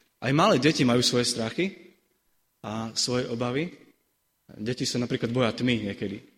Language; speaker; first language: Slovak; native; Slovak